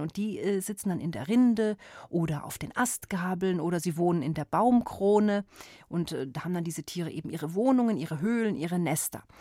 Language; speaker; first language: German; native; German